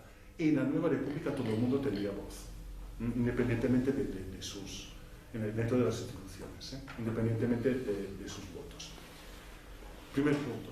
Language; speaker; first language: Spanish; non-native, fluent; Italian